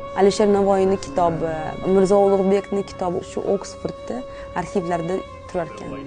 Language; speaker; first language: Uzbek; native; Uzbek